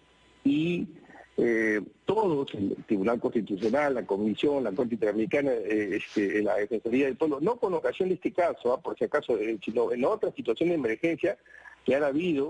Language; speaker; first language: Spanish; native; Spanish